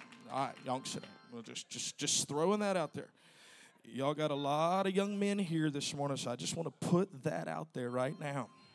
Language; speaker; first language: English; native; English